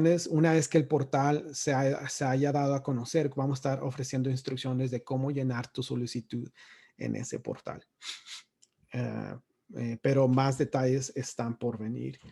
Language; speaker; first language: Spanish; native; Spanish